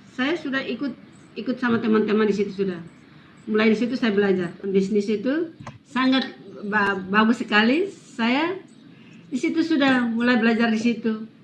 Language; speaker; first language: Indonesian; non-native, local second language; Tetum